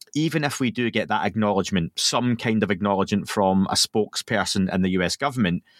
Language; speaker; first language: English; native; English